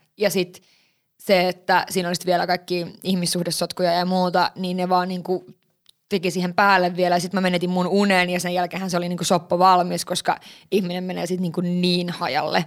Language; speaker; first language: Finnish; early bilingual, heritage; Finnish